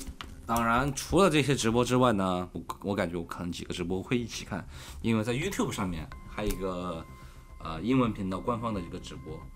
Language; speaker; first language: Chinese; native; Chinese